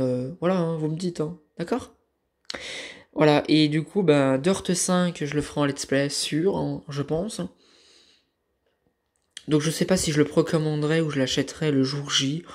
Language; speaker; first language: French; native; French